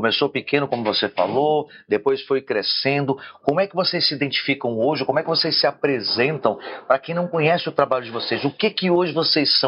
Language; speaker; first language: Portuguese; native; Portuguese